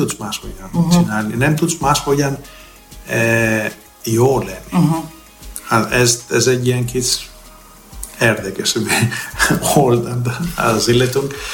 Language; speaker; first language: Hungarian; non-native, fluent; Greek